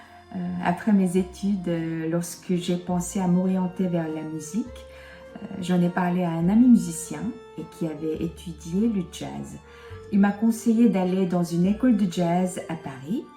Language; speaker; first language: French; non-native, fluent; Korean